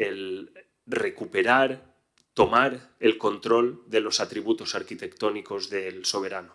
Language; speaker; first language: Spanish; native; Spanish